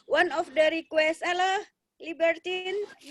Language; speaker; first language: English; non-native, learner; Indonesian